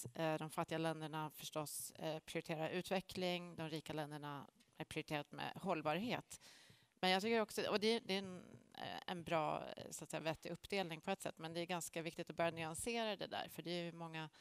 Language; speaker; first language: Swedish; native; Swedish